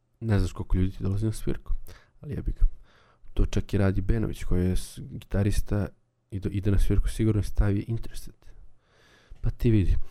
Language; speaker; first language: Serbian; native; Serbian